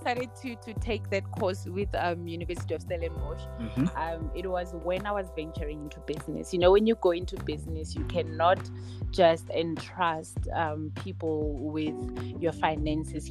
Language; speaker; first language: English; non-native, local second language; Tswana